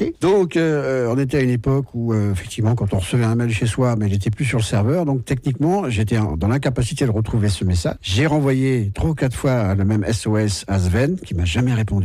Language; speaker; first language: French; native; French